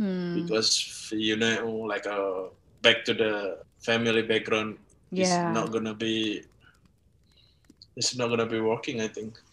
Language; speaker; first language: English; non-native, learner; Indonesian